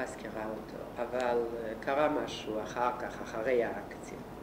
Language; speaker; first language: Hebrew; non-native, fluent; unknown